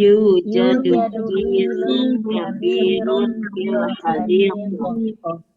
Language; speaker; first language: Arabic; non-native, learner; Indonesian